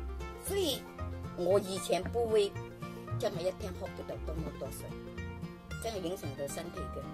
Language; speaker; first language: Chinese; non-native, local second language; Cantonese